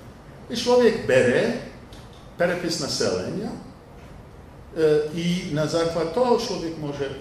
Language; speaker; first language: Polish; non-native, learner; English